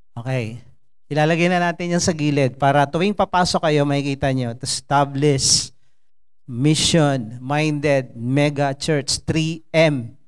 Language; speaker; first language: Filipino; non-native, local second language; Cebuano